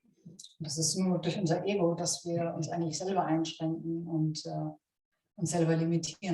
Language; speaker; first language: German; native; German